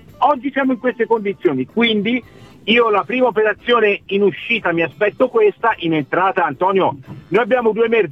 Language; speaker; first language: Italian; native; Italian